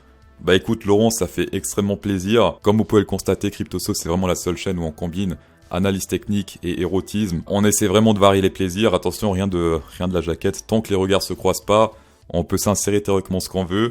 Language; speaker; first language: French; native; French